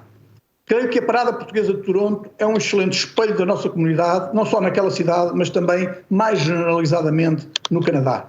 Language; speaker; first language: Portuguese; native; Portuguese